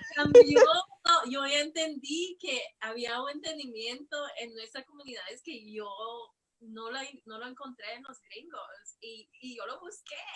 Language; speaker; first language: Spanish; early bilingual, heritage; Spanish